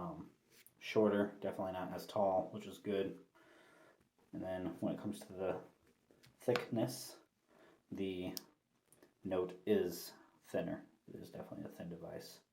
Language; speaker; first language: English; native; English